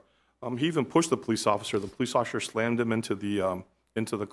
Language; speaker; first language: English; native; English